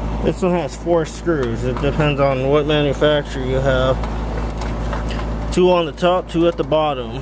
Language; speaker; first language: English; native; English